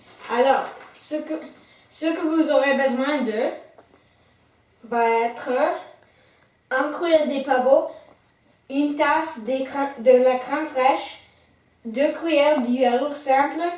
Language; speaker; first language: French; non-native, learner; English